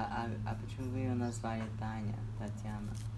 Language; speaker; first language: Russian; early bilingual, heritage; Russian